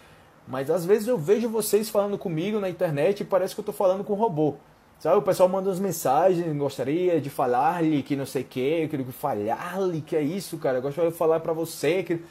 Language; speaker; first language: Portuguese; native; Portuguese